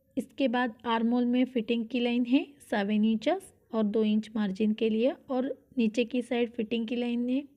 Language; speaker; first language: Hindi; non-native, local second language; Kannada